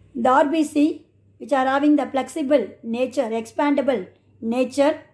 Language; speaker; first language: English; non-native, local second language; Tamil